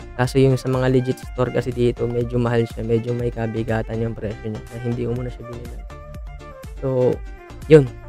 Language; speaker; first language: Filipino; native; Filipino